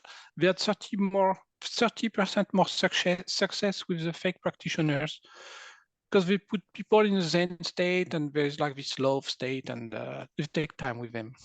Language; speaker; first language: English; non-native, fluent; French